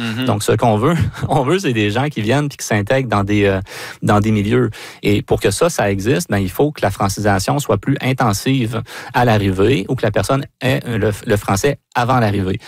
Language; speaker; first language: French; native; French